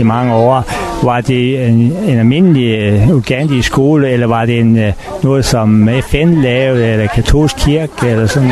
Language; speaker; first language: Danish; native; Danish